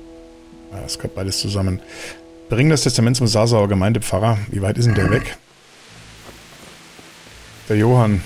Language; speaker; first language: German; native; German